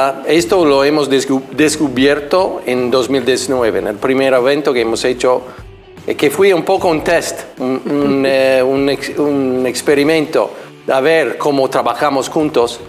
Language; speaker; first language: Spanish; non-native, fluent; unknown